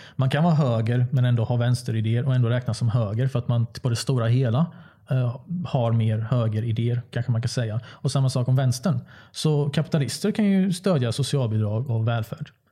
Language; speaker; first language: Swedish; early bilingual, other home language; Bosnian